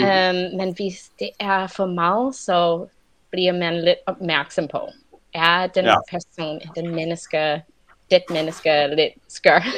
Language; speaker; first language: Danish; non-native, fluent; English